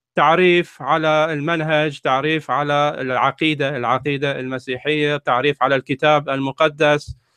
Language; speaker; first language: Arabic; native; Arabic